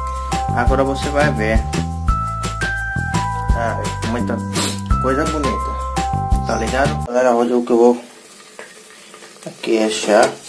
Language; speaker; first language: Portuguese; non-native, learner; Hindi